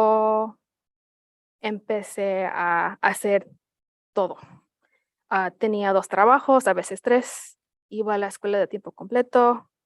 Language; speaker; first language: Spanish; early bilingual, heritage; Spanish